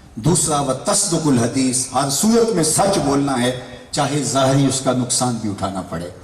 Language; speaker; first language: Urdu; non-native, local second language; Punjabi